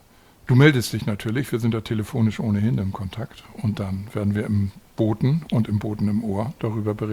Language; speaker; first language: German; native; German